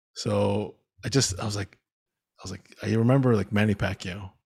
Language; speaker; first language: English; early bilingual, other home language; Filipino